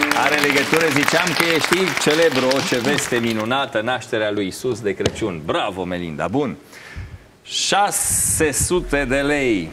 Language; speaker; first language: Romanian; native; Romanian